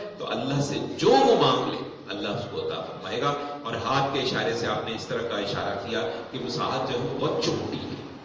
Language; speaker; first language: Urdu; non-native, local second language; Punjabi